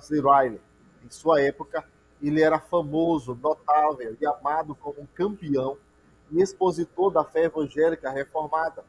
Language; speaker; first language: Portuguese; native; Portuguese